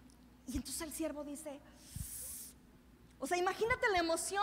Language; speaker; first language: Spanish; native; Spanish